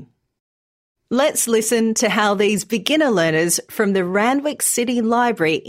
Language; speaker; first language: English; native; English